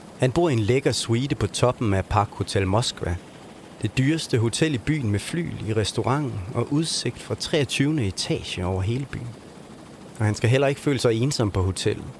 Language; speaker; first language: Danish; native; Danish